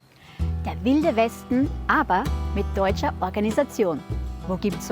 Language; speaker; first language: German; native; German